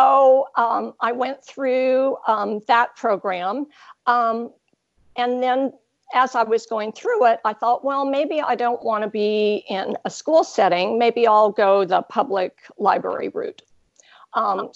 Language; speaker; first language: English; native; English